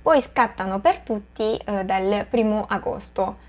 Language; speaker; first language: Italian; non-native, fluent; Korean